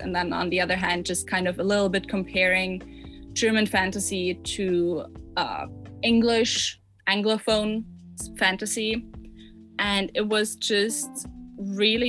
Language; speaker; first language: English; non-native, fluent; German